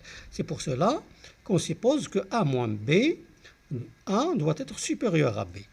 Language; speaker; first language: French; non-native, local second language; Arabic